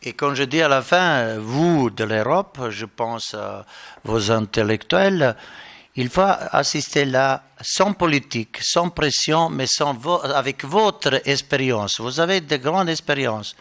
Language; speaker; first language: French; non-native, learner; Bosnian